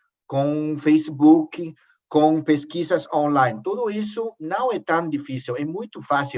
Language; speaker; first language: Portuguese; non-native, learner; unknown